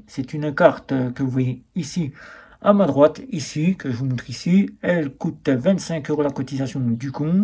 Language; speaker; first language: French; native; French